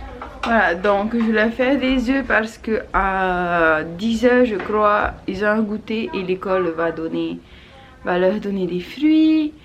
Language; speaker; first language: French; native; French